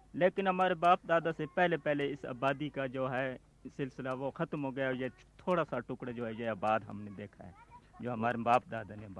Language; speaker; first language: Urdu; native; Urdu